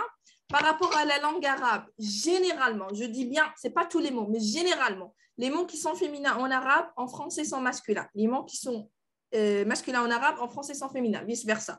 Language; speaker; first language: French; non-native, local second language; Arabic